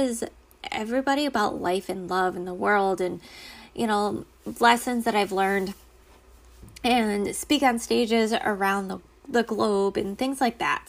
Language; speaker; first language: English; native; English